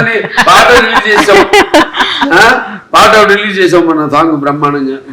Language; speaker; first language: Telugu; native; Telugu